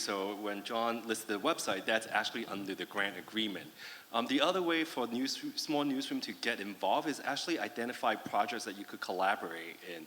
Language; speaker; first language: English; non-native, fluent; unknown